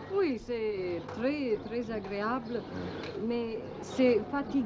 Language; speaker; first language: French; non-native, learner; Italian